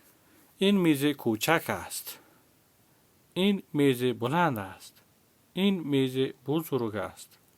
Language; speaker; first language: Persian; non-native, fluent; Urdu